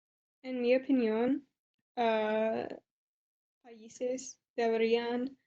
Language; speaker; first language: Spanish; non-native, learner; English